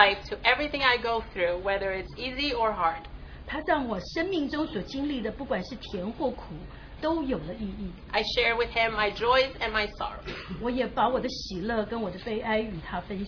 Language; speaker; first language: English; non-native, fluent; Portuguese